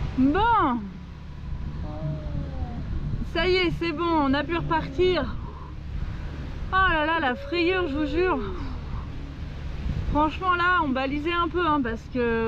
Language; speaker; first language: French; native; French